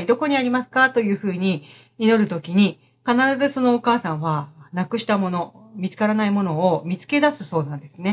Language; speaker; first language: Japanese; native; Japanese